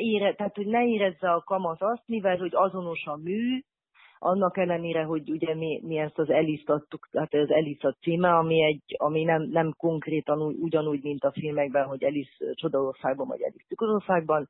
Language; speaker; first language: Hungarian; native; Hungarian